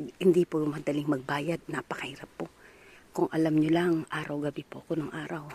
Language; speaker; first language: Filipino; native; Filipino